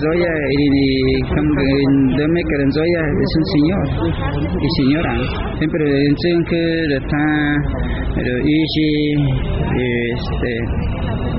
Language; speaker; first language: Spanish; non-native, local second language; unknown